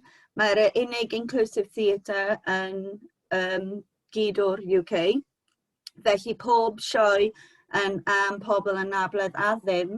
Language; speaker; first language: Welsh; non-native, local second language; English